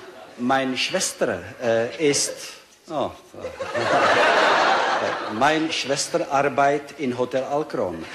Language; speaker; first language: German; non-native, learner; Czech